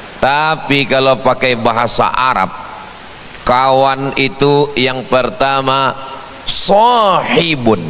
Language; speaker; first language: Indonesian; native; Indonesian